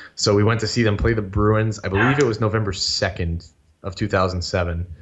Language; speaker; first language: English; native; English